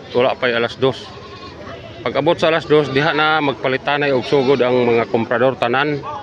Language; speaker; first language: Cebuano; native; Cebuano